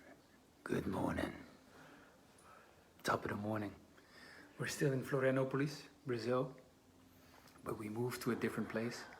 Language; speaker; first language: English; non-native, fluent; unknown